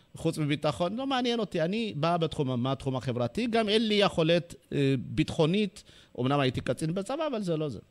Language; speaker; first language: Hebrew; non-native, fluent; Amharic